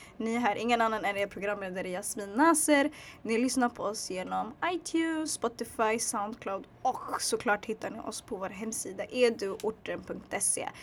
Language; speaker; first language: Swedish; early bilingual, other home language; Tigrinya